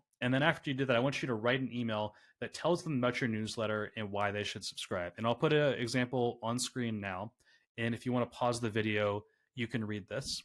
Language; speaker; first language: English; native; English